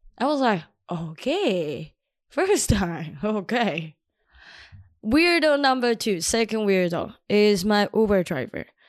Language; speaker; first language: English; non-native, fluent; Chinese